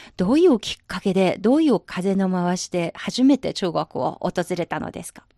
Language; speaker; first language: Japanese; non-native, fluent; Chinese